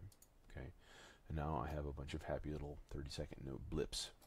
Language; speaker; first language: English; native; English